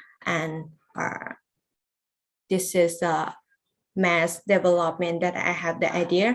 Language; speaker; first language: English; non-native, learner; Lao